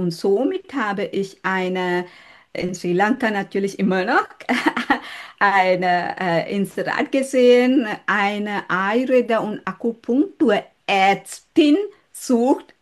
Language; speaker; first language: German; non-native, learner; Sinhala